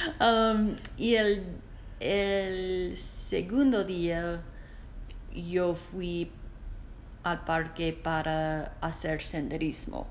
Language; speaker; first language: Spanish; non-native, learner; English